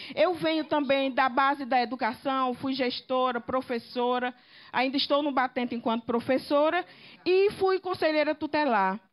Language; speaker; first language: Portuguese; native; Portuguese